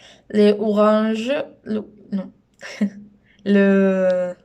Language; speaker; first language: French; non-native, learner; Spanish